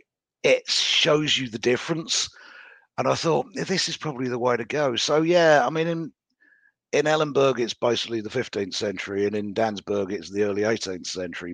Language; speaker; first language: English; native; English